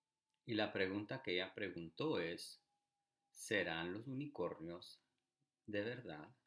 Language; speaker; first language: Spanish; early bilingual, heritage; Spanish